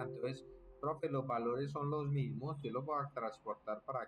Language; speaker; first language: Spanish; native; Spanish